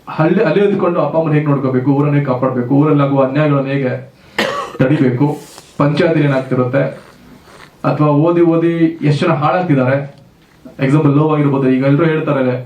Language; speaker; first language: Kannada; native; Kannada